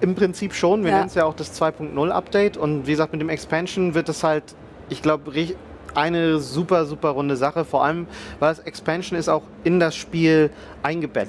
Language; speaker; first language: German; native; German